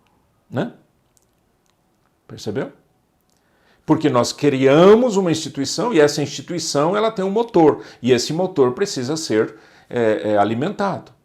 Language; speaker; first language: Portuguese; native; Portuguese